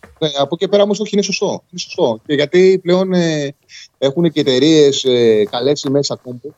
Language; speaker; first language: Greek; native; Greek